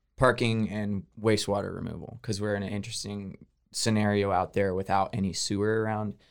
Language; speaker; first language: English; native; English